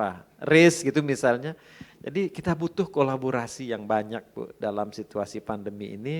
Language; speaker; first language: Indonesian; native; Indonesian